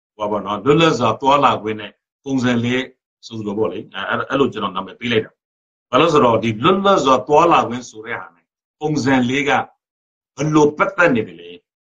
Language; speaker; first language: Burmese; non-native, local second language; Rohingya